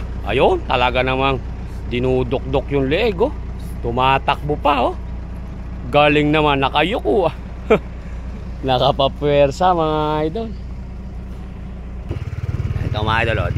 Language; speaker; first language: Filipino; native; Filipino